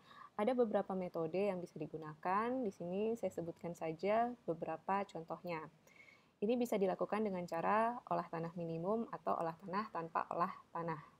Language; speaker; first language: Indonesian; native; Indonesian